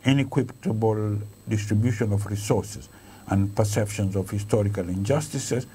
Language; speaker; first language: English; non-native, local second language; Swahili